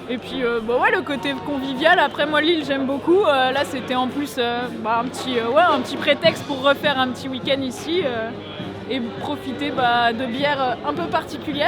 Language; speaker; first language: French; native; French